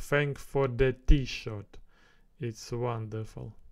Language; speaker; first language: English; non-native, learner; Russian